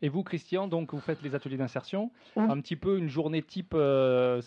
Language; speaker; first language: French; native; French